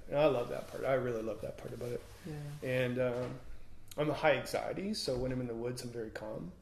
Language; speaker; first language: English; native; English